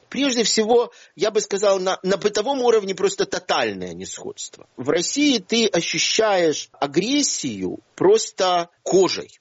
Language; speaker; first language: Russian; native; Russian